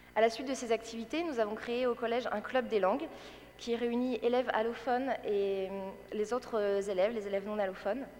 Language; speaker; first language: French; native; French